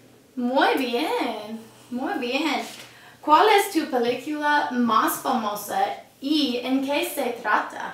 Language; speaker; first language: Spanish; non-native, learner; English